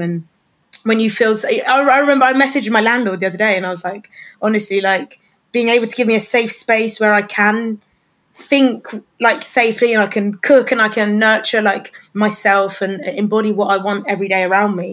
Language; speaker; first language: English; native; English